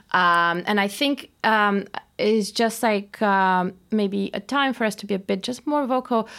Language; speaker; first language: English; non-native, fluent; Bulgarian